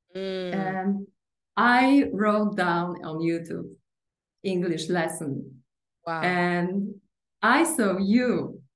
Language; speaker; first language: English; non-native, fluent; Polish